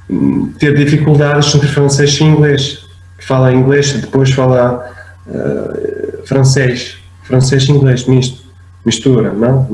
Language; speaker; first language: Portuguese; non-native, fluent; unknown